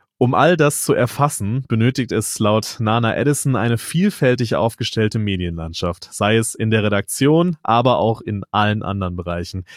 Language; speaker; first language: German; native; German